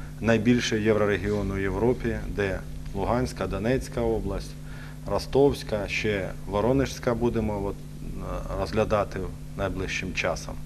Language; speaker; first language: Ukrainian; non-native, local second language; Russian